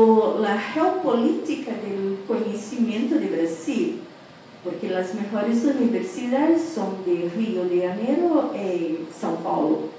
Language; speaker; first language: Spanish; non-native, fluent; Portuguese